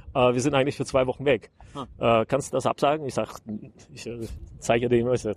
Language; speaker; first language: German; non-native, fluent; Russian